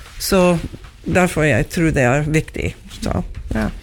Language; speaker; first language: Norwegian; non-native, learner; English